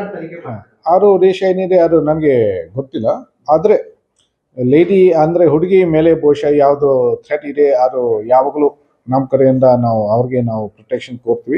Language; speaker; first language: Kannada; non-native, fluent; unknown